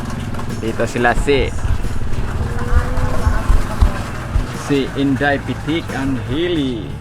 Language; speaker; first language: Filipino; non-native, local second language; Cebuano